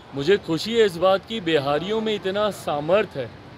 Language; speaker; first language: Hindi; native; Hindi